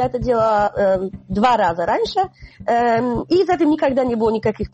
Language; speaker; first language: Russian; non-native, fluent; Polish